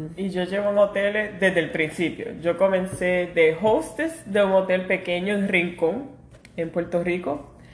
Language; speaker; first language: Spanish; early bilingual, heritage; Spanish